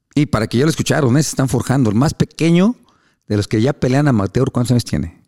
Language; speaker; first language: Spanish; native; Spanish